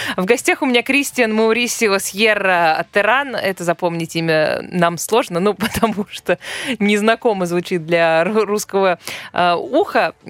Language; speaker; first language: Russian; native; Russian